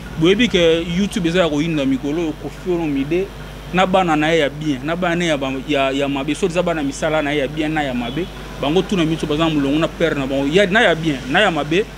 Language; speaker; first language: Lingala; native; Lingala